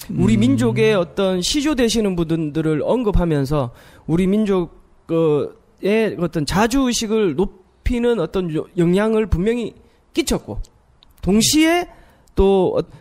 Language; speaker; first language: Korean; native; Korean